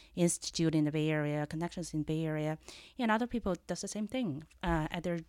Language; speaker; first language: English; non-native, fluent; Chinese